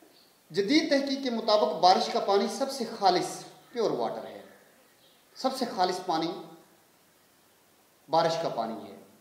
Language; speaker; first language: Urdu; native; Urdu